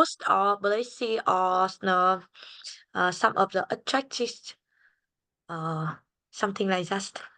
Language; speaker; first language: English; non-native, learner; Vietnamese